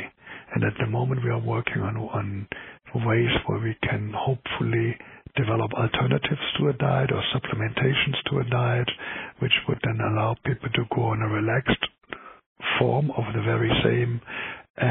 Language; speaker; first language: English; non-native, fluent; German